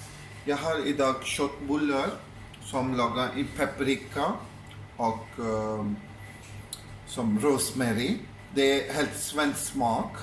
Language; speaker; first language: Swedish; non-native, local second language; Punjabi